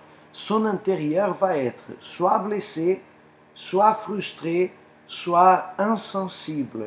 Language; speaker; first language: French; non-native, fluent; Portuguese